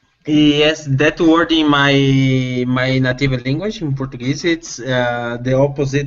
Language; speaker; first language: English; non-native, learner; Portuguese